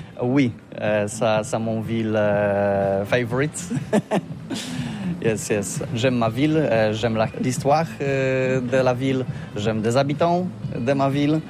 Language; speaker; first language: French; non-native, learner; Polish